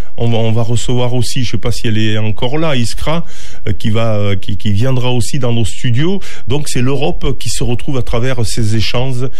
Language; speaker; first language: French; native; French